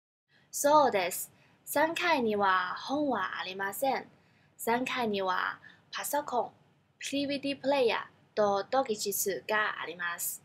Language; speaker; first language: Japanese; non-native, learner; Cantonese